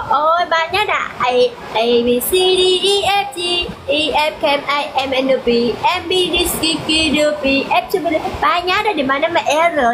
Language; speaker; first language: Indonesian; non-native, learner; Vietnamese